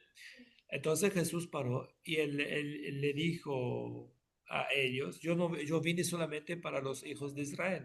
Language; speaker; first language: Spanish; non-native, fluent; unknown